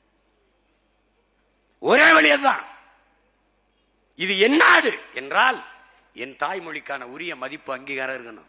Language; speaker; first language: Tamil; native; Tamil